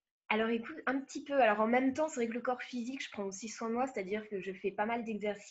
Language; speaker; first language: French; native; French